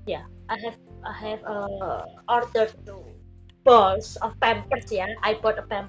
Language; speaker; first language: English; non-native, learner; Indonesian